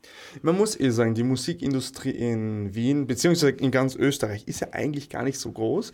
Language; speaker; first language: German; native; German